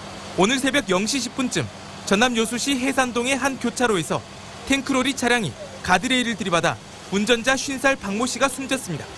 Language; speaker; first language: Korean; native; Korean